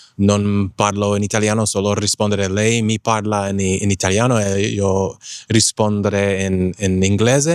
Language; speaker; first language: Italian; non-native, learner; English